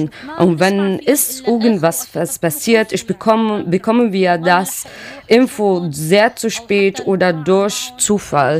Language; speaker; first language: German; non-native, learner; Arabic